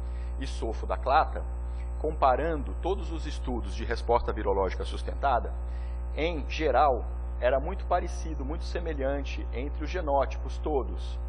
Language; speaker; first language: Portuguese; native; Portuguese